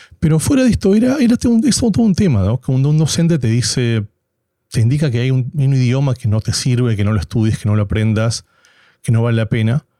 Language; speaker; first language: Spanish; native; Spanish